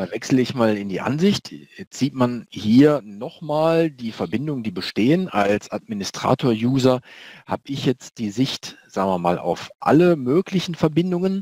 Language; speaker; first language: German; native; German